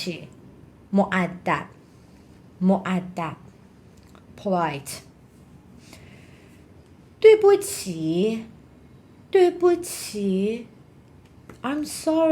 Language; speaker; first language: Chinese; non-native, fluent; Persian